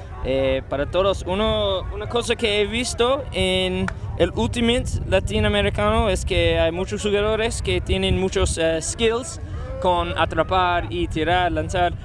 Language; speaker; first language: Spanish; non-native, learner; English